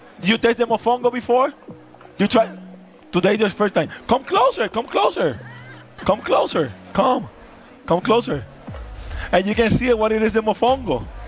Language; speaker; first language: English; non-native, learner; Spanish